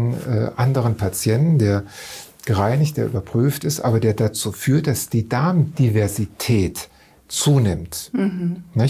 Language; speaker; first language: German; native; German